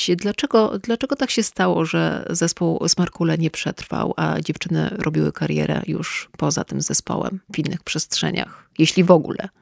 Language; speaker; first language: Polish; native; Polish